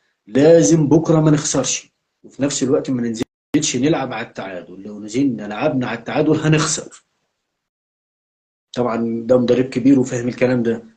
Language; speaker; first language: Arabic; native; Arabic